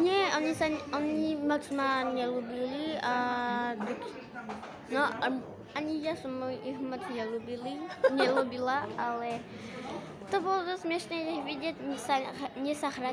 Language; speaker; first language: Slovak; early bilingual, heritage; Slovak